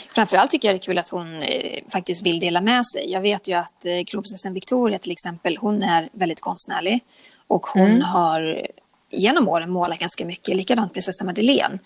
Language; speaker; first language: Swedish; native; Swedish